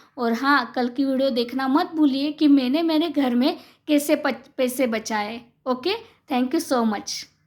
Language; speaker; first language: Hindi; non-native, local second language; Marathi